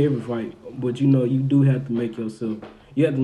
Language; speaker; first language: English; native; English